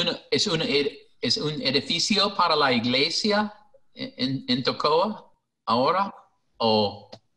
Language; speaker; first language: Spanish; non-native, learner; English